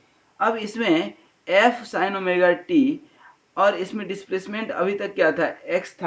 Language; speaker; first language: Hindi; native; Hindi